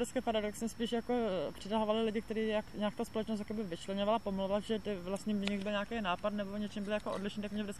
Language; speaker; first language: Czech; native; Czech